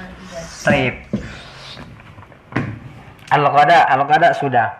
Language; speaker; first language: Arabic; non-native, fluent; Indonesian